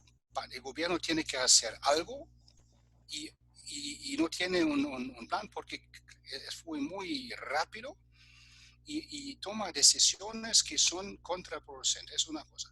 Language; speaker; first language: Spanish; non-native, fluent; German